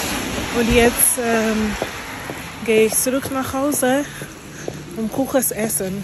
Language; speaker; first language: German; non-native, learner; English